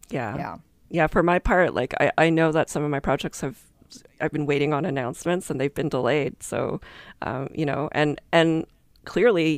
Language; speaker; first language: English; native; English